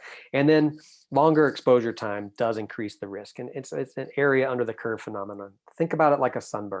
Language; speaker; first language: English; native; English